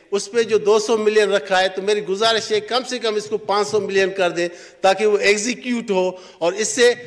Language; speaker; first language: Urdu; non-native, local second language; Sindhi